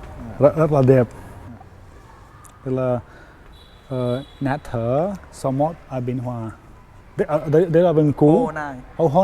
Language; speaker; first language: Vietnamese; non-native, learner; Lithuanian